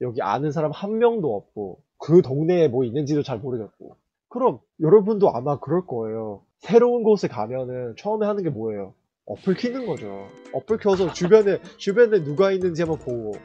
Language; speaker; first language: Korean; early bilingual, heritage; Korean